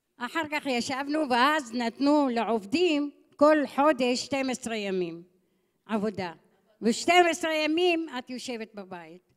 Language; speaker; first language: Hebrew; non-native, fluent; Arabic